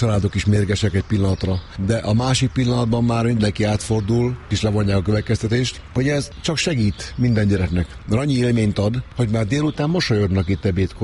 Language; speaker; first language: Hungarian; native; Hungarian